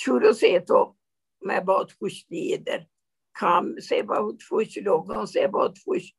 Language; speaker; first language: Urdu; non-native, learner; Swedish